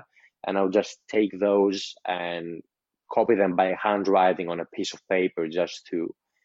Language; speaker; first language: English; non-native, fluent; Greek